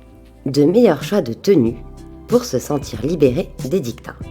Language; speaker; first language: French; native; French